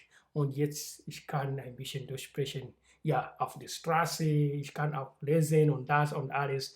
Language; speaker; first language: German; non-native, learner; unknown